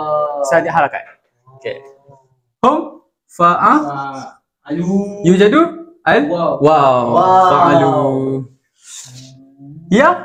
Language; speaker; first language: Arabic; non-native, learner; Malay